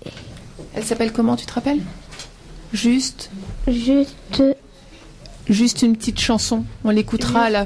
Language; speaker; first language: French; native; French